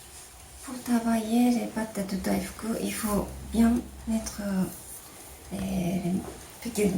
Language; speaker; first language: French; non-native, fluent; Japanese